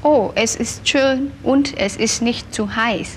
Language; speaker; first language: German; non-native, fluent; Thai